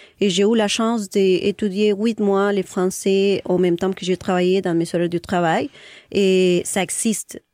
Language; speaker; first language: French; non-native, fluent; Spanish